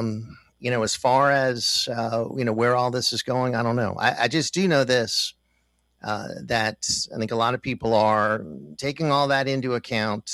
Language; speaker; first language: English; native; English